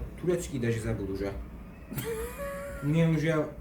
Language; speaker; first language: Russian; early bilingual, heritage; Russian